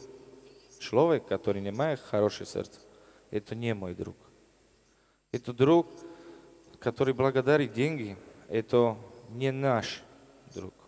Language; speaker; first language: Russian; non-native, learner; Slovak